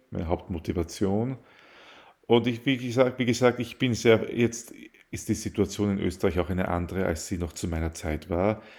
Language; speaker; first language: German; early bilingual, other home language; Arabic